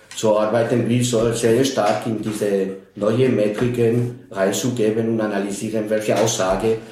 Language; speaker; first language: German; non-native, fluent; Spanish